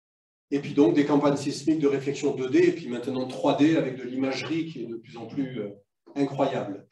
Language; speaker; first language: French; native; French